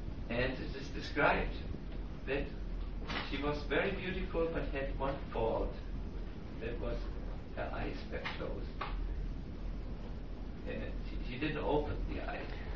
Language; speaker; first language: English; non-native, fluent; German